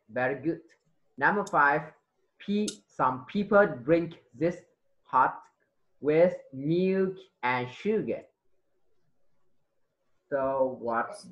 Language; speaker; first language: English; non-native, fluent; Vietnamese